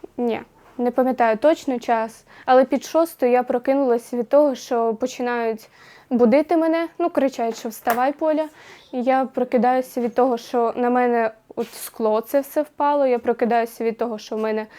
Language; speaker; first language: Ukrainian; non-native, local second language; Russian